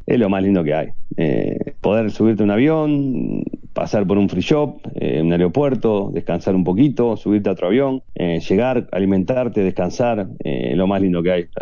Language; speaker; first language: Spanish; native; Spanish